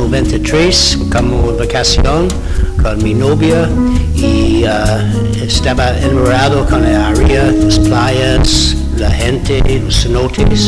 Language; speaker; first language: Spanish; non-native, learner; English